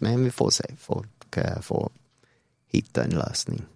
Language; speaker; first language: Swedish; non-native, fluent; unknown